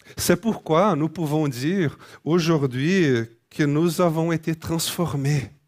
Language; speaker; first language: French; non-native, fluent; Portuguese